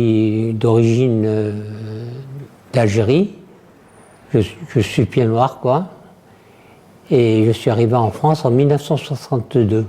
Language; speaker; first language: French; native; French